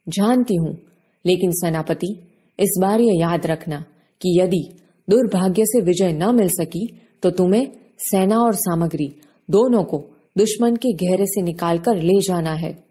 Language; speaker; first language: Hindi; non-native, local second language; Gujarati